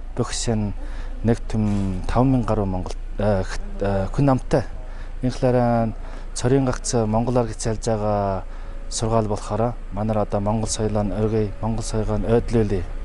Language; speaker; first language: Mongolian; native; Mongolian